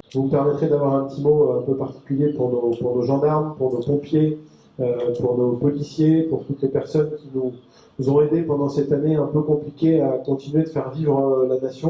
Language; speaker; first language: French; native; French